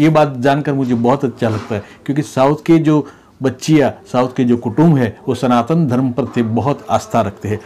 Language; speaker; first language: Hindi; non-native, local second language; Gujarati